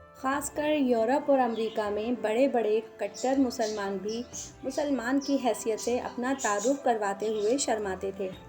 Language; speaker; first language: Urdu; non-native, local second language; Pahari-Potwari